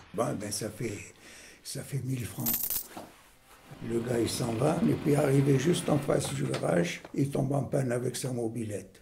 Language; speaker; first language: French; native; French